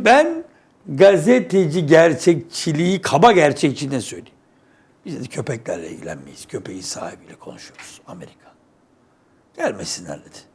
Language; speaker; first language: Turkish; native; Turkish